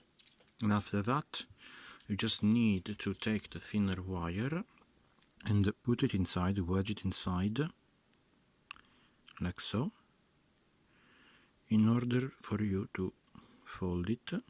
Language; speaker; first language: English; non-native, fluent; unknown